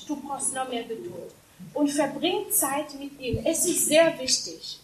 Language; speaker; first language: German; non-native, fluent; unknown